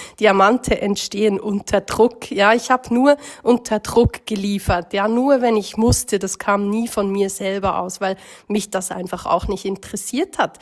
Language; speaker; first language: German; native; German